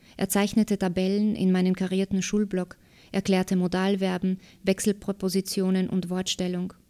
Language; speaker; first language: German; early bilingual, other home language; Slovak